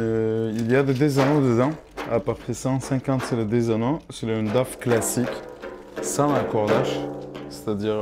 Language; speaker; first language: French; non-native, learner; Kurdish